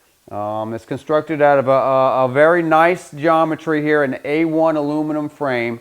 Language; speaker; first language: English; native; English